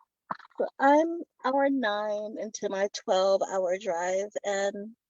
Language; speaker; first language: English; native; English